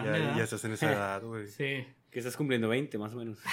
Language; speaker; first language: Spanish; native; Spanish